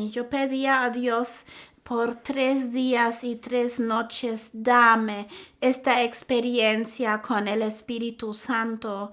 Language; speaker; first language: Spanish; non-native, fluent; German